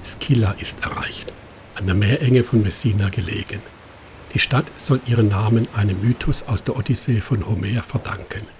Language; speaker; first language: German; native; German